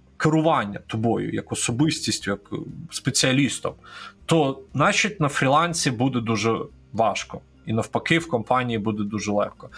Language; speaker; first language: Ukrainian; non-native, local second language; Russian